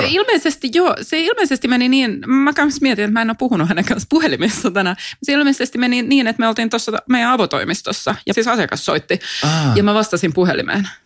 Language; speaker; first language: Finnish; non-native, local second language; Swedish